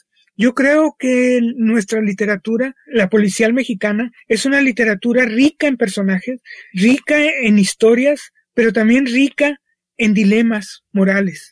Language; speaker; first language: Spanish; native; Spanish